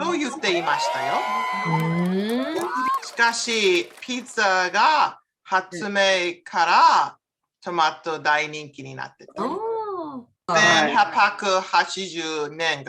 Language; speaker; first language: Japanese; non-native, learner; English